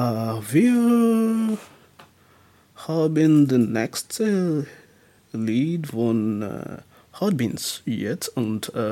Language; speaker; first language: German; non-native, learner; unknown